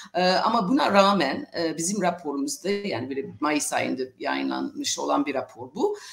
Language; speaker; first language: Turkish; non-native, fluent; English